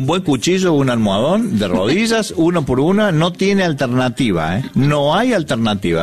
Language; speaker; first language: Spanish; native; Spanish